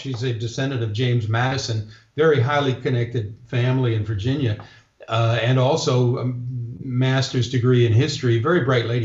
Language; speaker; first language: English; native; English